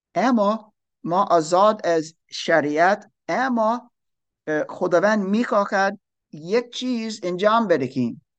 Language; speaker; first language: Persian; non-native, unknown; English